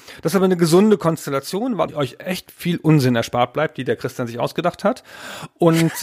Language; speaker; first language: German; native; German